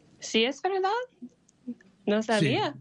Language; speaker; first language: Spanish; non-native, learner; English